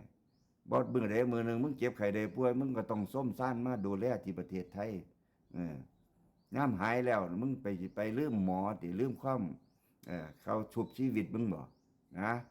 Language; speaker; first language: Thai; non-native, local second language; Lao